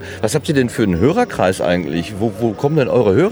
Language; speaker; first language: German; native; German